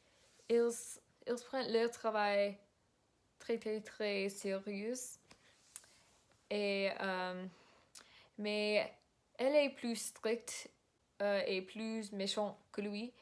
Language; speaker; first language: French; non-native, learner; English